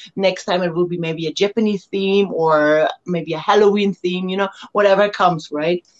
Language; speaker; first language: English; non-native, fluent; German